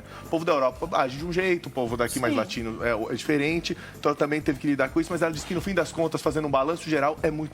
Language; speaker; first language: Portuguese; native; Portuguese